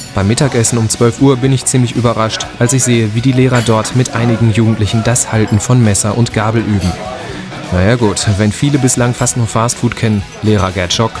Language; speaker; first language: German; native; German